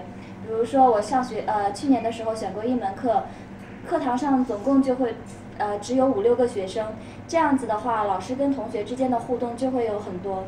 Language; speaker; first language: Chinese; native; Chinese